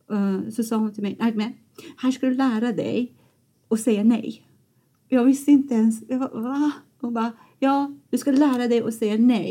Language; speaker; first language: Swedish; non-native, fluent; Persian